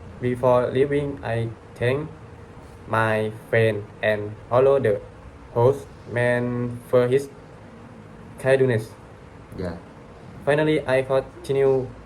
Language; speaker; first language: English; non-native, learner; Thai